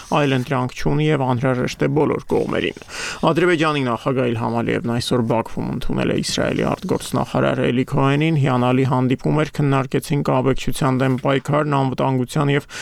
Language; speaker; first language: Armenian; native; Armenian